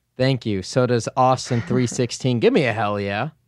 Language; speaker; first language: English; native; English